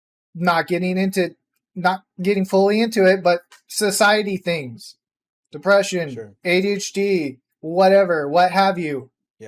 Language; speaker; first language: English; native; English